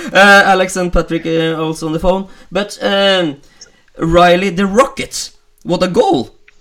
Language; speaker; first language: English; non-native, learner; Norwegian